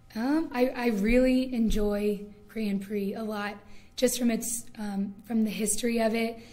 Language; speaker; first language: English; native; English